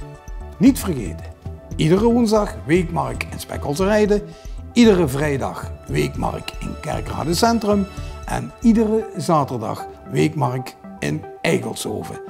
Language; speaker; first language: Dutch; native; Dutch